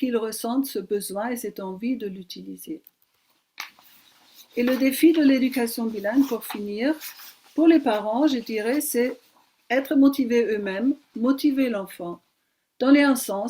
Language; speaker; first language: French; non-native, fluent; German